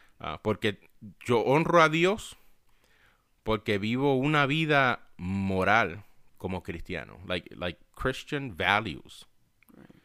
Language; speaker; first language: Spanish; early bilingual, heritage; Spanish